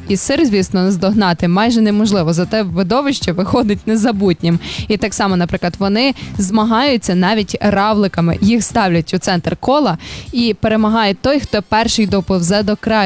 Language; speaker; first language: Ukrainian; native; Ukrainian